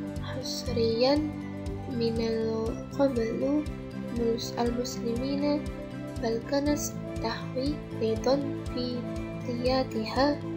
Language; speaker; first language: Arabic; non-native, learner; Indonesian